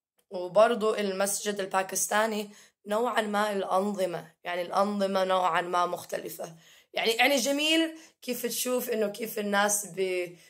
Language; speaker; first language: Arabic; early bilingual, heritage; Arabic